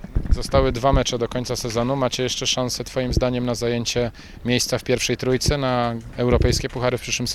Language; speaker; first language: Polish; native; Polish